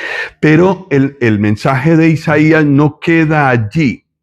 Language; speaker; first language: Spanish; native; Spanish